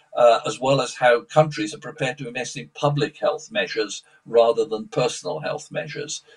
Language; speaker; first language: English; early bilingual, other home language; Polish